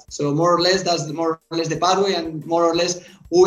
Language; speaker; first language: English; non-native, fluent; Spanish